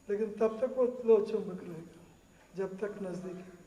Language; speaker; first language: Hindi; non-native, fluent; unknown